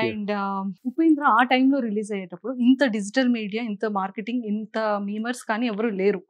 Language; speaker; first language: Telugu; native; Telugu